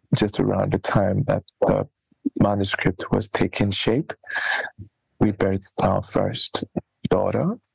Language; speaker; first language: English; non-native, local second language; Akan